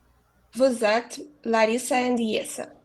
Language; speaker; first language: French; non-native, learner; Portuguese